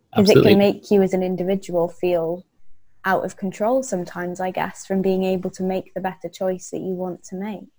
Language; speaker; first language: English; native; English